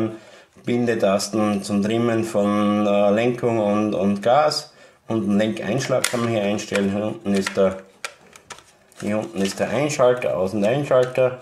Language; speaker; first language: German; native; German